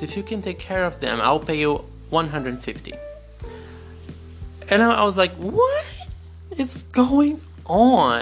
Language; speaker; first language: English; non-native, fluent; Portuguese